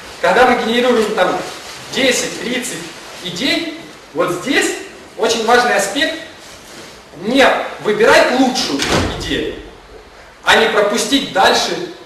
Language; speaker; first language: Russian; non-native, local second language; Ukrainian